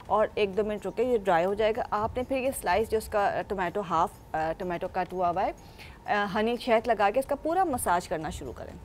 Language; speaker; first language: Urdu; native; Urdu